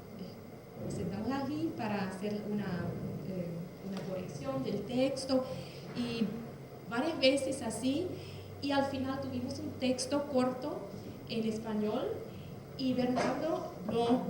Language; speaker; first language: Spanish; non-native, fluent; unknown